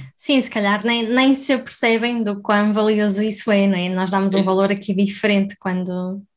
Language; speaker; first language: Portuguese; native; Portuguese